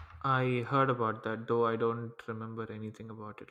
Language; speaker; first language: English; non-native, local second language; Tamil